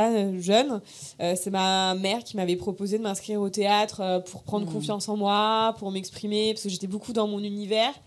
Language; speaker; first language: French; native; French